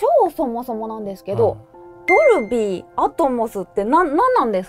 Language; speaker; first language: Japanese; native; Japanese